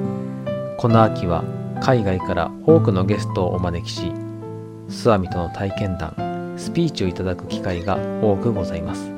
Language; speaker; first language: Japanese; native; Japanese